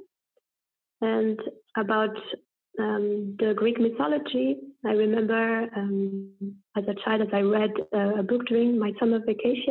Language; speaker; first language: English; non-native, fluent; French